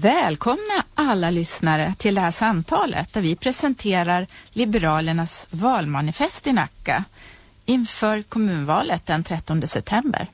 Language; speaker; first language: Swedish; native; Swedish